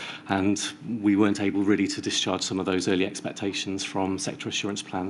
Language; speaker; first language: English; native; English